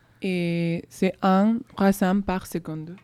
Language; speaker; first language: French; non-native, learner; Spanish